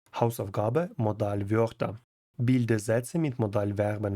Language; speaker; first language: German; non-native, fluent; Ukrainian